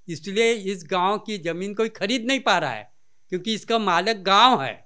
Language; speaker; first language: Hindi; non-native, local second language; Marathi